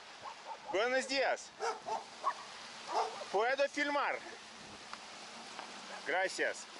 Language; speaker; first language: Spanish; non-native, learner; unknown